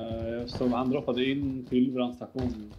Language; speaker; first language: Swedish; native; Swedish